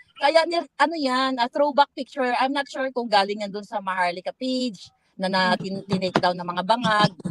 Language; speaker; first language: Filipino; non-native, local second language; Cebuano